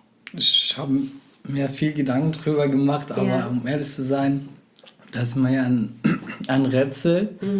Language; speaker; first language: German; non-native, fluent; Arabic